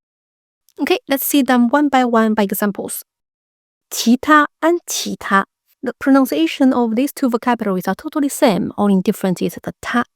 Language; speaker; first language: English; non-native, fluent; Chinese